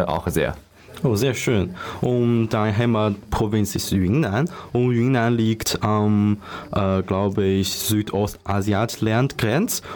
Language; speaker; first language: German; non-native, learner; Chinese